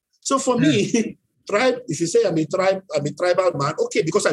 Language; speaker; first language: English; non-native, local second language; Yoruba